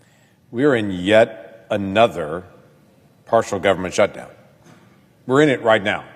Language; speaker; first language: English; native; English